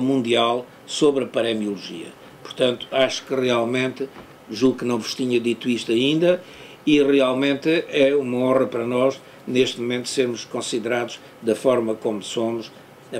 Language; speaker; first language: Portuguese; native; Portuguese